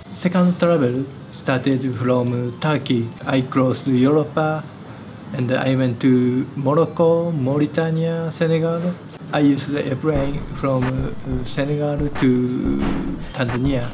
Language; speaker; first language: English; non-native, learner; Japanese